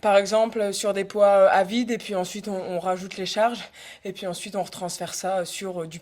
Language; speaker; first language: French; native; French